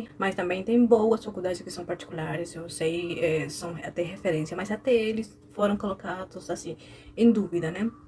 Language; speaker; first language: Portuguese; non-native, fluent; Spanish